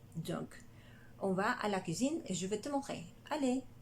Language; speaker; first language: French; non-native, learner; Spanish